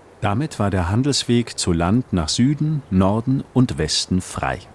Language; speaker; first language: German; native; German